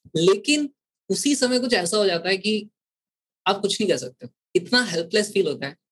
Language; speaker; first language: Hindi; native; Hindi